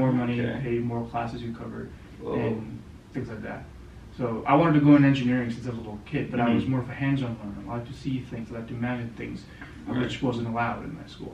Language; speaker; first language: English; non-native, local second language; Gujarati